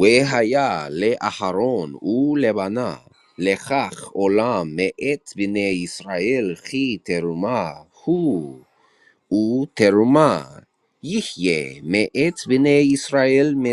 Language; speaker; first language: Hebrew; non-native, learner; English